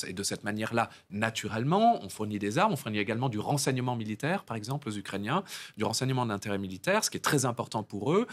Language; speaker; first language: French; native; French